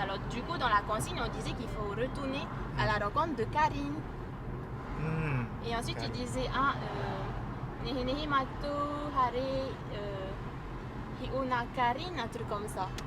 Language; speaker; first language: French; native; French